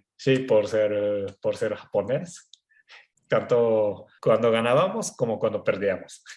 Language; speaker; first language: Spanish; non-native, fluent; Japanese